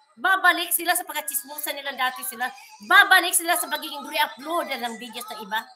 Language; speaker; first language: Filipino; non-native, local second language; Cebuano